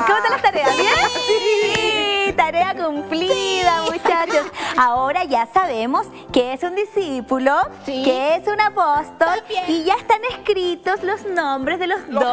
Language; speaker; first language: Spanish; native; Spanish